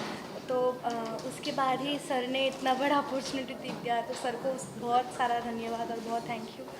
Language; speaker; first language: Hindi; non-native, local second language; Bangla